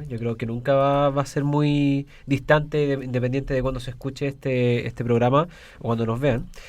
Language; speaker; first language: Spanish; native; Spanish